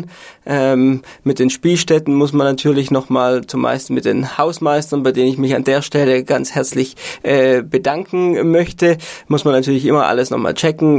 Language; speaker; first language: German; native; German